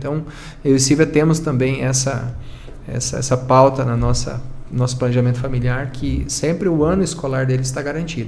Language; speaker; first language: Portuguese; native; Portuguese